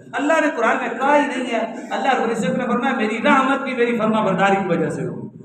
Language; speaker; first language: Urdu; non-native, local second language; Punjabi